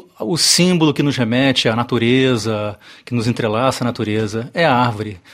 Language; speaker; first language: Portuguese; native; Portuguese